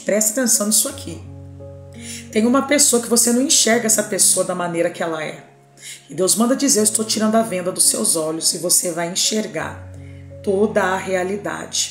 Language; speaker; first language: Portuguese; native; Portuguese